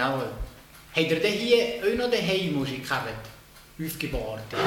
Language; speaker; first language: German; native; German